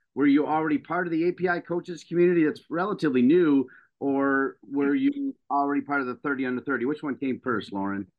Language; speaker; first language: English; native; English